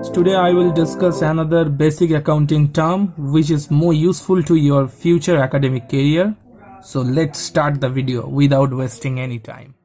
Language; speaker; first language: English; non-native, local second language; Bangla